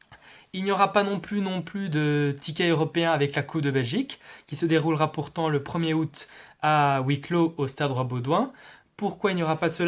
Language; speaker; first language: French; native; French